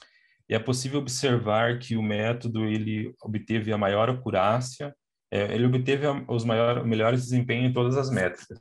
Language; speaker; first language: Portuguese; native; Portuguese